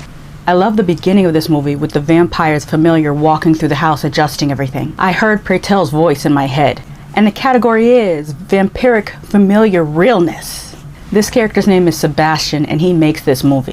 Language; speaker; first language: English; native; English